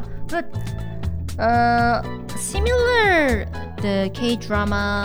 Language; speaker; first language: English; non-native, learner; Korean